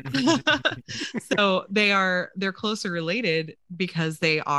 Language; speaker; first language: English; native; English